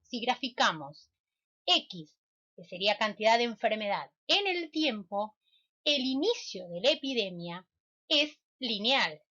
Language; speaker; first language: Spanish; native; Spanish